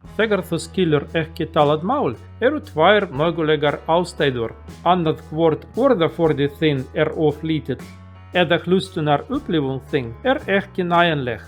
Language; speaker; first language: Icelandic; non-native, learner; Russian